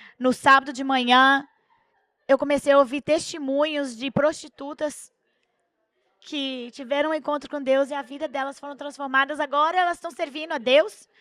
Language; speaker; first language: Portuguese; early bilingual, heritage; Portuguese